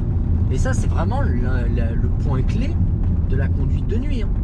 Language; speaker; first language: French; native; French